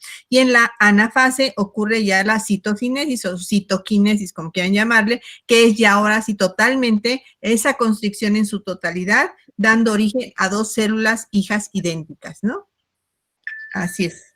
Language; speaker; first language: Spanish; native; Spanish